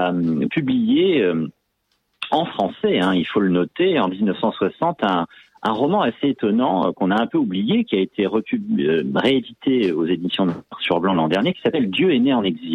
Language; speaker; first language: French; native; French